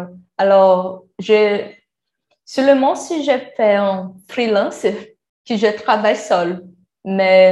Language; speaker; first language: French; non-native, learner; Portuguese